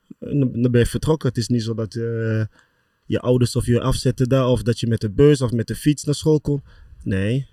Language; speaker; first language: Dutch; early bilingual, other home language; Lingala